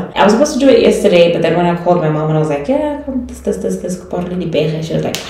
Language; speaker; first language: English; non-native, local second language; Tswana